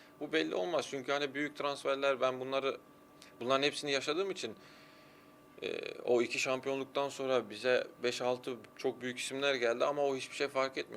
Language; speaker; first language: Turkish; early bilingual, heritage; Turkish